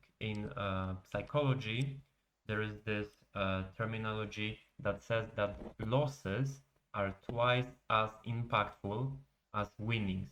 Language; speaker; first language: English; non-native, fluent; Polish